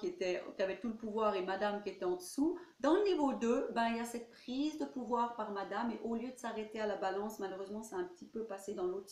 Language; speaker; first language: French; native; French